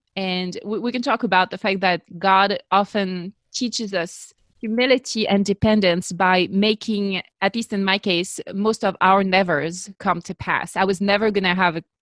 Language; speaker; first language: English; non-native, fluent; French